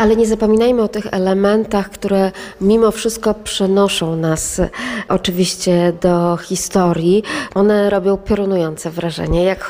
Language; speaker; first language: Polish; native; Polish